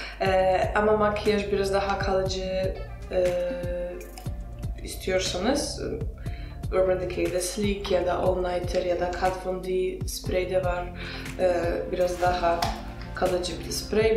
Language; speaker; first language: Turkish; non-native, fluent; Russian